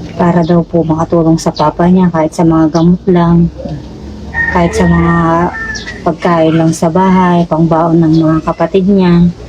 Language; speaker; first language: Filipino; non-native, local second language; Pampanga